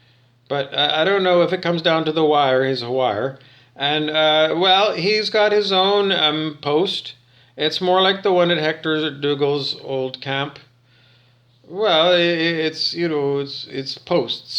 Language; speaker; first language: English; native; English